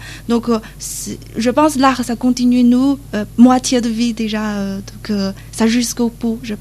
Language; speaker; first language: French; non-native, learner; Chinese